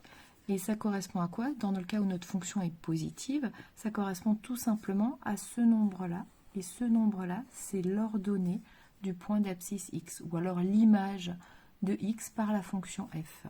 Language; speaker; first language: French; native; French